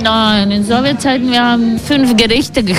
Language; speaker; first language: German; non-native, learner; Latvian